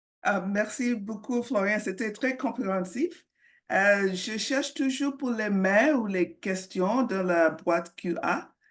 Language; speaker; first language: French; non-native, fluent; English